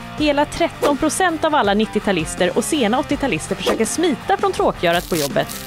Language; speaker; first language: Swedish; native; Swedish